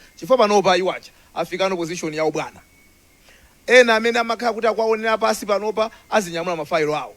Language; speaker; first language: Nyanja; non-native, local second language; Tumbuka